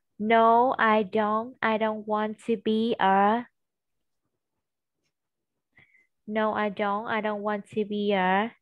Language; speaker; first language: English; non-native, fluent; Vietnamese